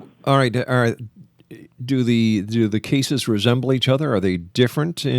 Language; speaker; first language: English; native; English